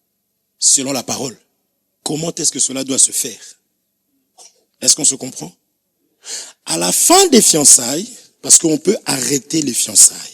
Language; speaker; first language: French; non-native, local second language; Lingala